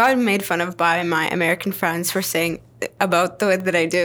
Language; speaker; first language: English; non-native, fluent; Arabic